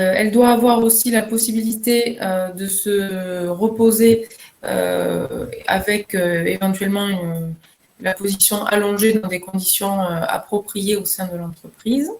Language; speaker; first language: French; native; French